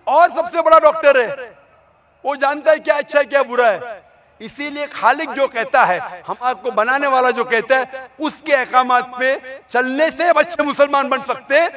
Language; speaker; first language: Hindi; non-native, local second language; Konkani